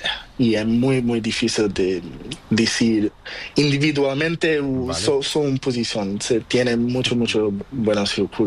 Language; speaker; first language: Spanish; non-native, learner; Portuguese